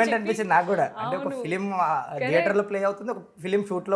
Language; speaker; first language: Telugu; native; Telugu